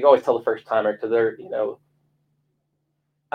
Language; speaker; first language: English; native; English